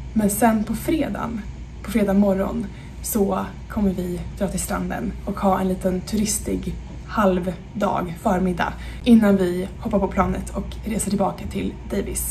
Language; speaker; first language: Swedish; native; Swedish